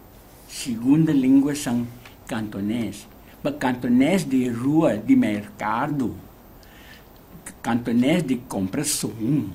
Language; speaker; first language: Portuguese; non-native, learner; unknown